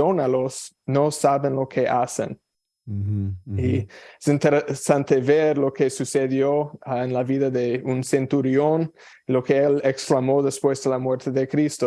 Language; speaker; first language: Spanish; non-native, fluent; English